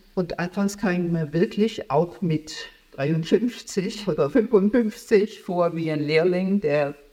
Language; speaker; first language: German; native; German